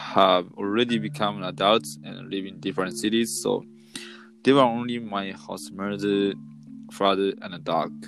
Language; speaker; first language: English; non-native, fluent; Japanese